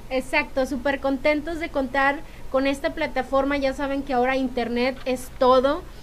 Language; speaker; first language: Spanish; native; Spanish